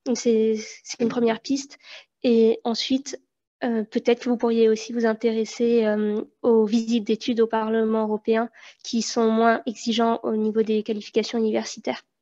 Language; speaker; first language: French; native; French